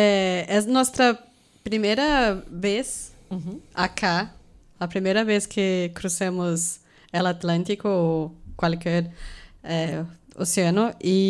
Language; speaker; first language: Spanish; non-native, fluent; Portuguese